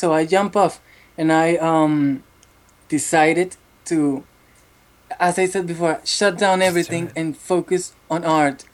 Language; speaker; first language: English; non-native, fluent; Spanish